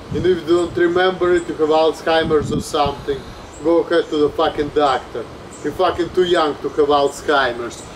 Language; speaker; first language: English; non-native, fluent; Russian